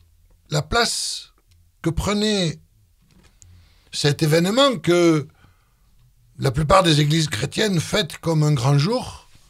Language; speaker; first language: French; native; French